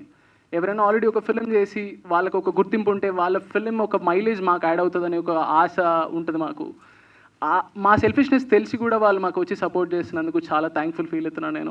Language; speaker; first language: Telugu; native; Telugu